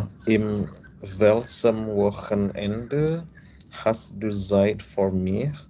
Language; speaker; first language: German; non-native, learner; Indonesian